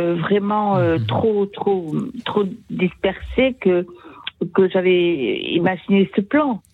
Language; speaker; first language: French; native; French